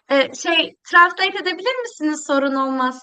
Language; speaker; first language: Turkish; native; Turkish